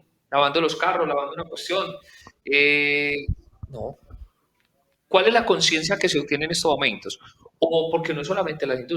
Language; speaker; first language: Spanish; native; Spanish